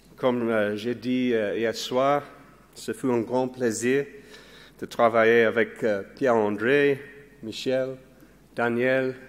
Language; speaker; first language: French; non-native, learner; English